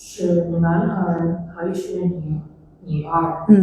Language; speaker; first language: Chinese; non-native, learner; Indonesian